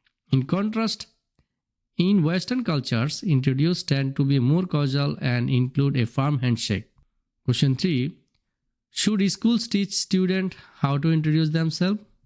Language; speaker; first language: English; non-native, local second language; Bangla